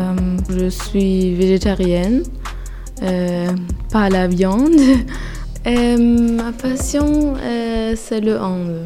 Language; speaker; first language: French; non-native, learner; German